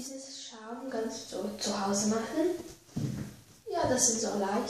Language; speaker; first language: German; non-native, learner; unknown